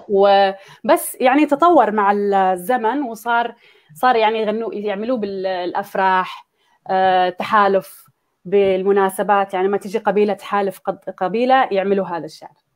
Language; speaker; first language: Arabic; native; Arabic